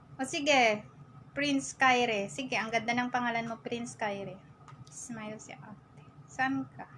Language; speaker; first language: Filipino; non-native, local second language; Iloko